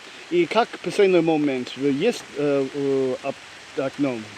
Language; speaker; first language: Russian; non-native, learner; English